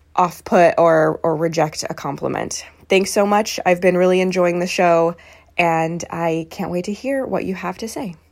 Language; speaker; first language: English; native; English